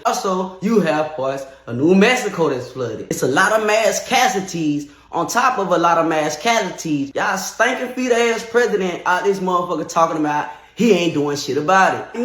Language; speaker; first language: English; native; English